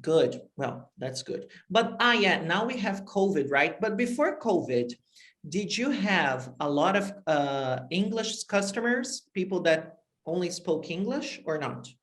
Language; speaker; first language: English; non-native, fluent; Portuguese